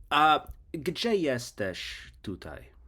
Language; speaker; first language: Polish; non-native, learner; English